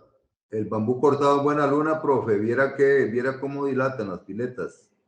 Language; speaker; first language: Spanish; native; Spanish